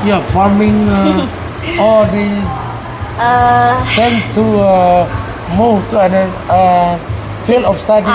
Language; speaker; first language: English; non-native, learner; Indonesian